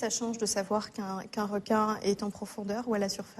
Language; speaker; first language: French; native; French